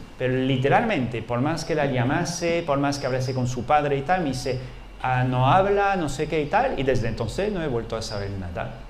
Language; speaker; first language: Spanish; non-native, fluent; French